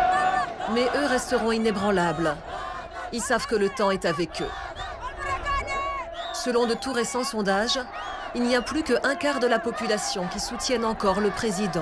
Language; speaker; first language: French; native; French